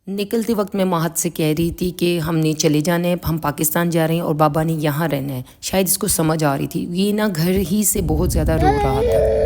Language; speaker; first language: Urdu; native; Urdu